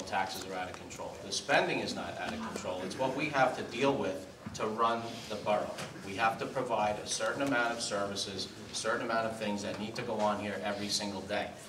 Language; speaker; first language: English; native; English